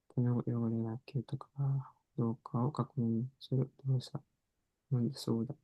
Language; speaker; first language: Japanese; non-native, fluent; Indonesian